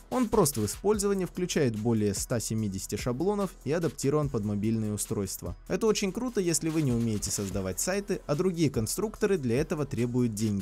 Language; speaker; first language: Russian; native; Russian